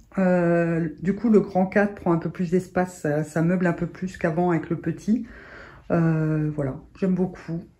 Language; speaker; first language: French; native; French